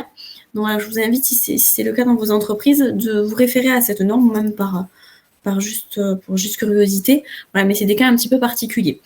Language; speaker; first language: French; native; French